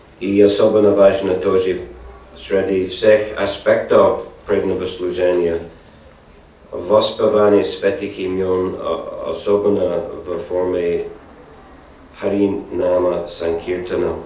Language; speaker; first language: Russian; non-native, learner; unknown